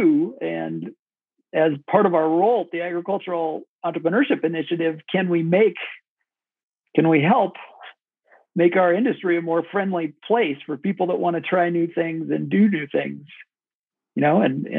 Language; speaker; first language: English; native; English